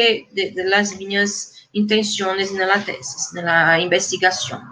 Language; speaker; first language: Spanish; non-native, fluent; Portuguese